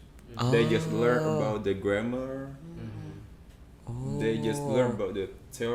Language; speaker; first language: English; non-native, fluent; Indonesian